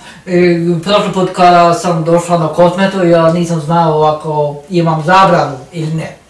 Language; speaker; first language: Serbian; non-native, learner; Norwegian